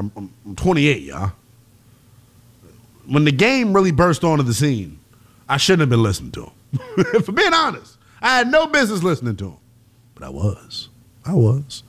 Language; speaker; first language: English; native; English